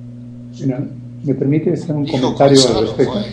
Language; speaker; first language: Spanish; native; Spanish